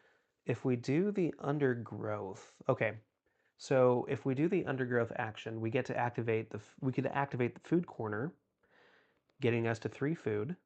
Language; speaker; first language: English; native; English